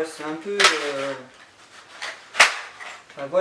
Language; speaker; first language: French; native; French